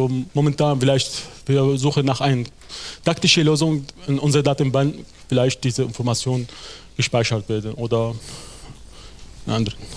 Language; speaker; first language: German; non-native, fluent; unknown